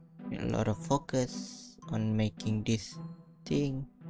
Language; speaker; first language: English; non-native, local second language; Malay